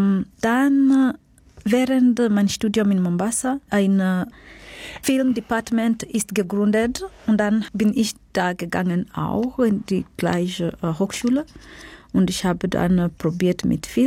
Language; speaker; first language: German; non-native, fluent; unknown